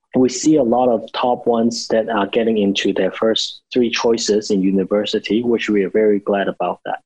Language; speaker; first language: English; non-native, local second language; Cantonese